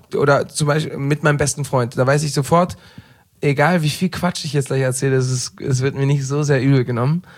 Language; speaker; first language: German; early bilingual, heritage; German